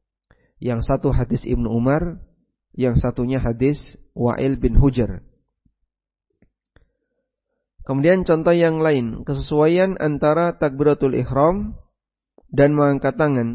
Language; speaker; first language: Indonesian; native; Indonesian